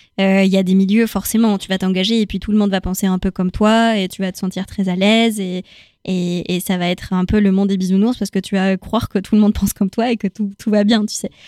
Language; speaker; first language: French; non-native, fluent; Spanish